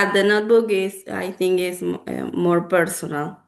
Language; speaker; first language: English; non-native, learner; Spanish